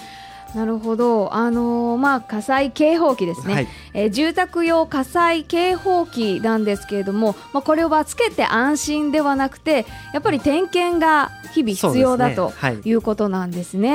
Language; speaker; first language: Japanese; native; Japanese